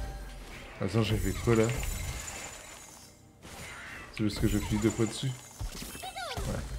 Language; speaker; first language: French; native; French